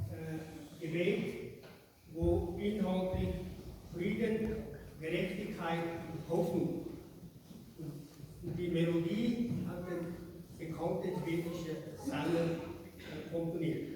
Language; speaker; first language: German; non-native, learner; Tibetan